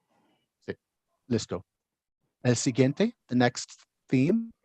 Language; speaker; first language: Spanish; non-native, learner; English